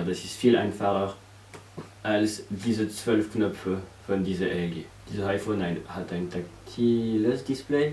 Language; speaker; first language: German; non-native, learner; French